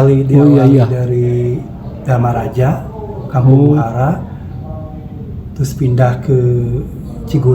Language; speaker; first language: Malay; non-native, local second language; Sundanese